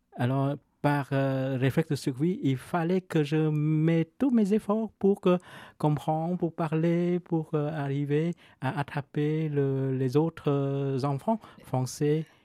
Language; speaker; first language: French; non-native, fluent; Vietnamese